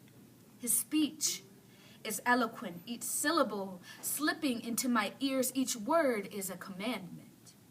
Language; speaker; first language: English; native; English